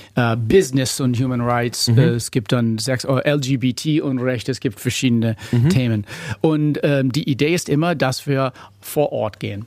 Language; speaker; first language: German; non-native, fluent; English